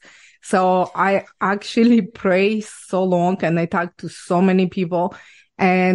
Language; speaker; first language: English; non-native, fluent; Ukrainian